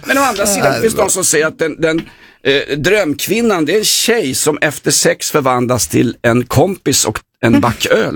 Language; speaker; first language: Swedish; native; Swedish